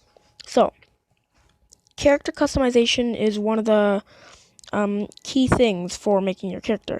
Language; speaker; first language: English; native; English